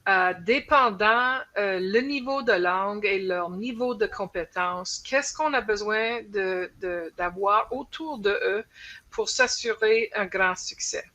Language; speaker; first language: French; non-native, local second language; English